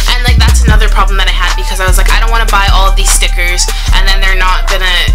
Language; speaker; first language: English; native; English